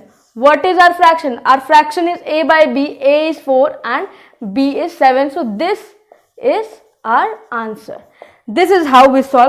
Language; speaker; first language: English; non-native, local second language; Hindi